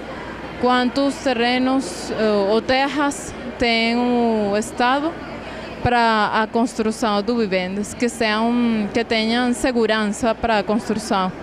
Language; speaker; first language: Portuguese; non-native, fluent; Spanish